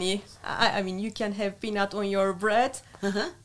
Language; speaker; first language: English; non-native, fluent; Turkish